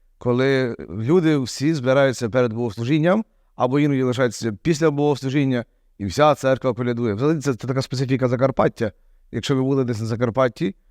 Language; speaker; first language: Ukrainian; native; Ukrainian